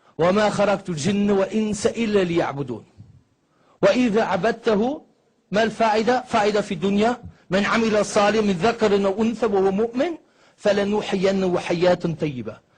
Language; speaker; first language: Egyptian Arabic; non-native, fluent; German